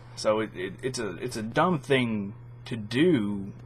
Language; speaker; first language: English; native; English